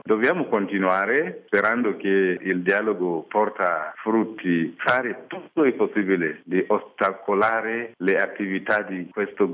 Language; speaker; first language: Italian; non-native, fluent; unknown